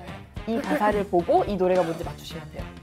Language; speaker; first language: Korean; native; Korean